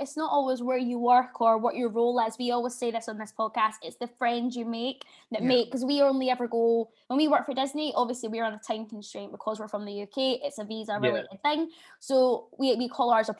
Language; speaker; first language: English; native; English